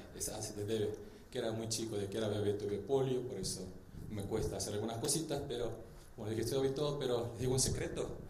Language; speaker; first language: Spanish; early bilingual, other home language; Korean